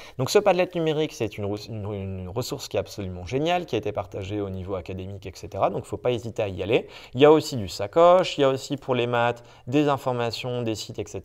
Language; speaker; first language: French; native; French